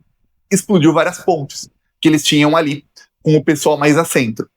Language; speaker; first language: Portuguese; native; Portuguese